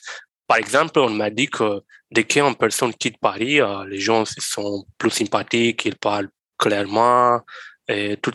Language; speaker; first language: French; non-native, learner; Romanian